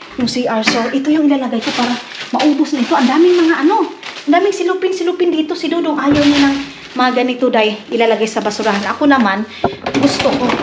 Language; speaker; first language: Filipino; non-native, local second language; Cebuano